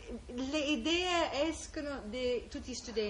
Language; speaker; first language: Italian; non-native, learner; English